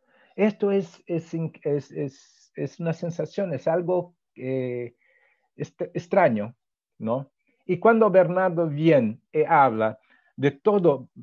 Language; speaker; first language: Spanish; non-native, fluent; Portuguese